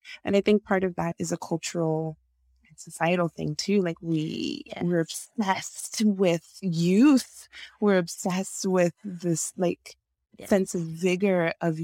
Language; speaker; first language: English; non-native, local second language; Yoruba